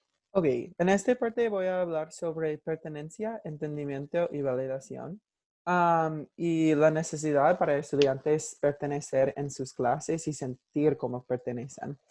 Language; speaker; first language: Spanish; non-native, learner; English